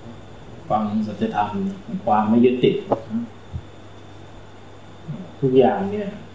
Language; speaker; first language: Thai; native; Thai